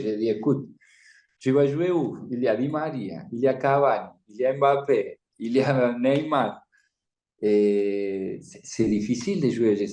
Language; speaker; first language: French; non-native, fluent; Spanish